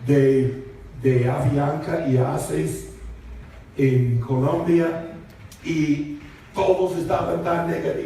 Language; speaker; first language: Spanish; non-native, fluent; English